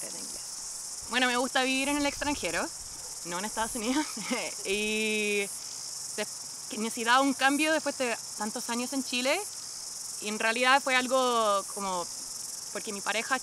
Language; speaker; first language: Spanish; non-native, fluent; English